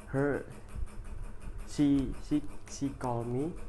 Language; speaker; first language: English; non-native, learner; Indonesian